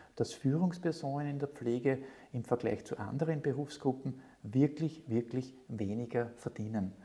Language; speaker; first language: German; native; German